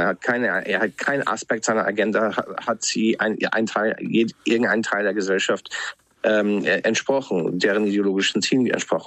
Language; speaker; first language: German; non-native, fluent; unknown